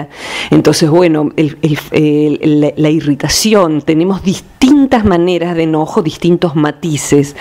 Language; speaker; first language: Spanish; native; Spanish